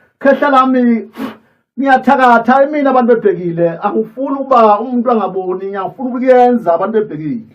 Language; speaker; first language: Zulu; native; Zulu